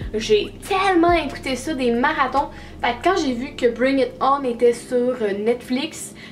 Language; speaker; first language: French; native; French